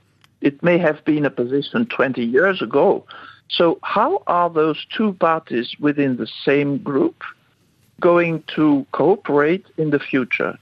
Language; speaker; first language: English; non-native, fluent; French